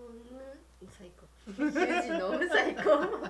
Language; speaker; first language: Korean; non-native, learner; Japanese